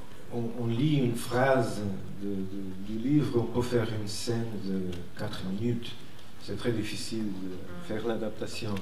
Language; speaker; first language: French; non-native, fluent; Portuguese